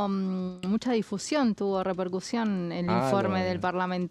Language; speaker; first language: Spanish; native; Spanish